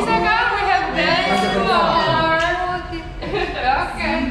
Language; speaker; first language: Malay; non-native, fluent; English